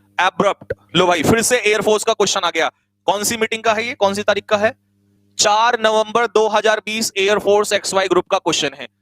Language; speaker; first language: Hindi; native; Hindi